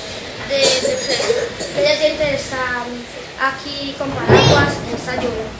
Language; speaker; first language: Spanish; native; Spanish